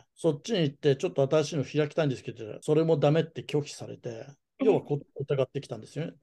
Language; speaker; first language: Japanese; native; Japanese